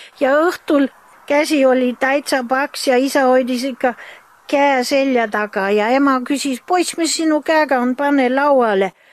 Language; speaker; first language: Estonian; early bilingual, heritage; German